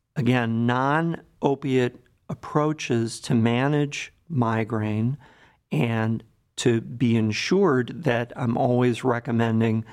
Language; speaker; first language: English; native; English